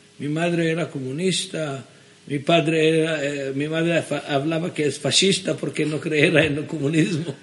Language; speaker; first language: Spanish; early bilingual, heritage; Spanish